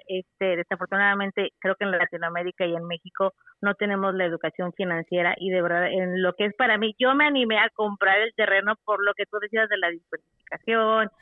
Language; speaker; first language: Spanish; native; Spanish